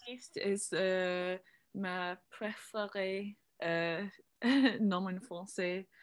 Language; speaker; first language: French; non-native, learner; English